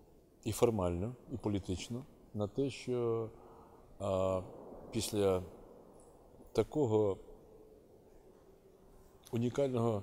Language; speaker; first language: Ukrainian; native; Ukrainian